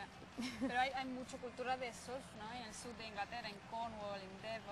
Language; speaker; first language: Spanish; native; Spanish